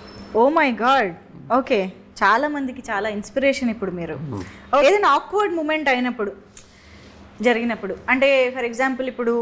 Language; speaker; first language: Telugu; native; Telugu